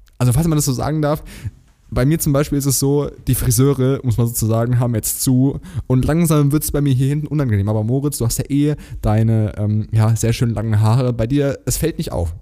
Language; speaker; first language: German; native; German